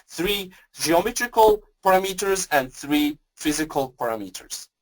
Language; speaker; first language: English; non-native, fluent; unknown